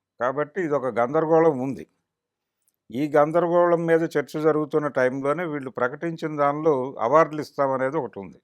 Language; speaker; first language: Telugu; native; Telugu